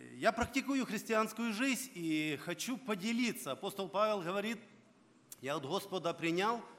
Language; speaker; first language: Russian; non-native, local second language; Ukrainian